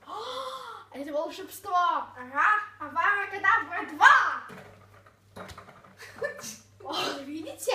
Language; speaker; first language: Russian; early bilingual, heritage; Russian